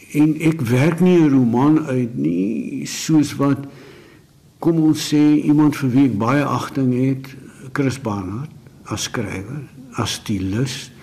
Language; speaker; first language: Afrikaans; native; Afrikaans